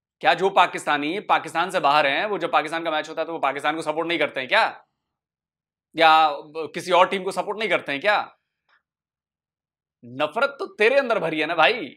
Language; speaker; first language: Hindi; native; Hindi